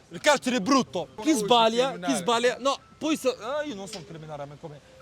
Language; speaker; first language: Italian; non-native, learner; Arabic